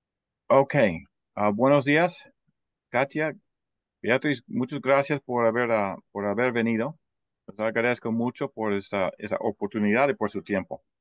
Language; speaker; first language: Spanish; non-native, fluent; English